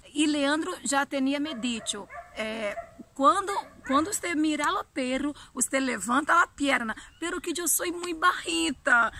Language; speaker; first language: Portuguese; native; Portuguese